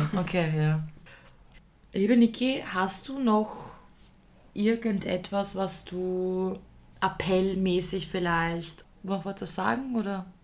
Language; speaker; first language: German; early bilingual, other home language; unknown